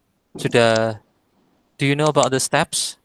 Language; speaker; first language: English; non-native, fluent; Indonesian